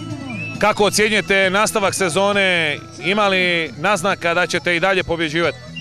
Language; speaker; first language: Serbian; native; Serbian